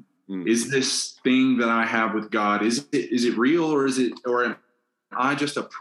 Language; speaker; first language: English; native; English